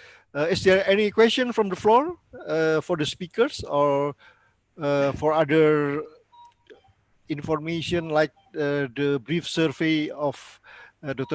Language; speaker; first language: English; non-native, learner; Indonesian